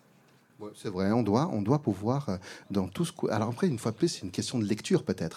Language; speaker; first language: French; native; French